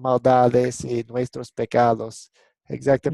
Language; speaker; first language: Spanish; non-native, fluent; English